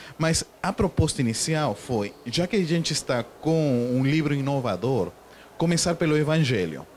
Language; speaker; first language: Portuguese; non-native, fluent; Spanish